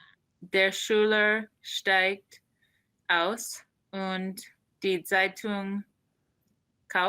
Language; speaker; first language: German; non-native, learner; English